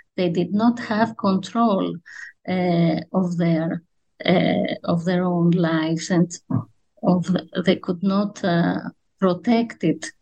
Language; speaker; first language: English; non-native, fluent; Greek